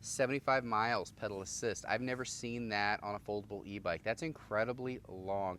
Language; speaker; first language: English; native; English